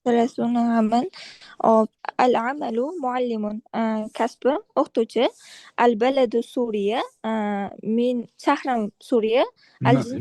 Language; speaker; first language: Arabic; non-native, learner; Uzbek